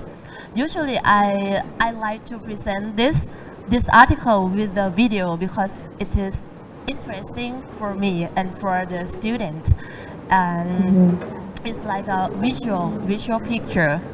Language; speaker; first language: English; non-native, learner; Thai